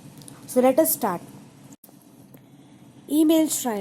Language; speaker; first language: German; non-native, fluent; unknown